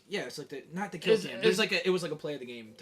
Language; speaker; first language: English; native; English